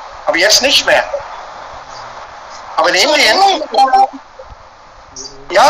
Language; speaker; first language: German; non-native, fluent; Hindi